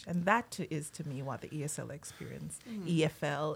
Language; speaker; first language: English; non-native, local second language; Jamaican Creole English